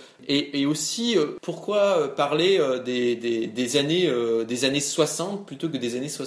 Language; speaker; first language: French; native; French